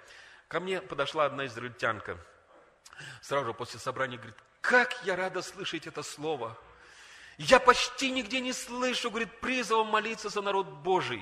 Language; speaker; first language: Russian; native; Russian